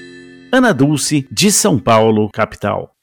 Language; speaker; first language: Portuguese; native; Portuguese